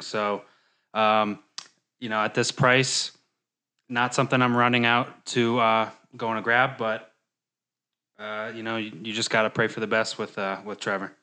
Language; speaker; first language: English; native; English